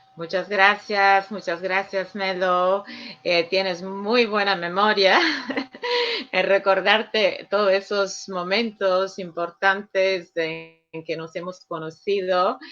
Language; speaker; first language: Spanish; non-native, fluent; Sicilian